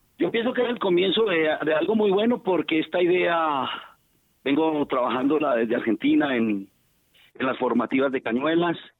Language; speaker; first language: Spanish; native; Spanish